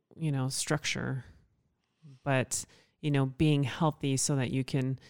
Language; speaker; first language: English; native; English